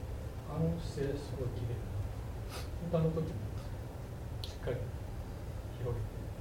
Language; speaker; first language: Japanese; native; Japanese